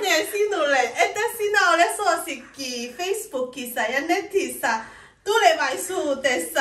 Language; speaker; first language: Finnish; non-native, learner; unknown